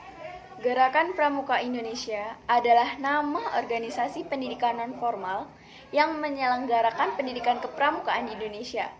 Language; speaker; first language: Indonesian; native; Indonesian